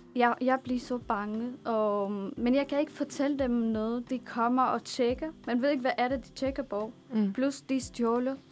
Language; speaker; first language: Danish; non-native, fluent; Arabic